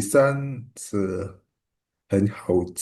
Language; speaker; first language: Chinese; non-native, learner; Indonesian